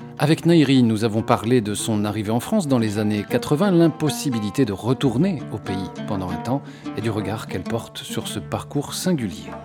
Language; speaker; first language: French; native; French